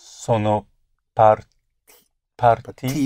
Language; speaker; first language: Italian; non-native, learner; English